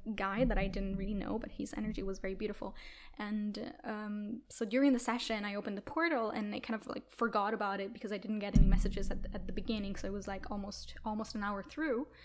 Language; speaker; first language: English; non-native, fluent; Italian